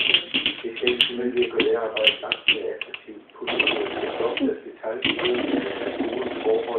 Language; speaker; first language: Danish; native; Danish